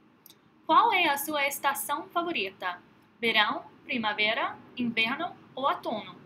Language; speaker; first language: Portuguese; non-native, fluent; English